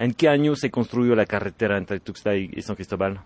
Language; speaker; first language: Spanish; non-native, learner; French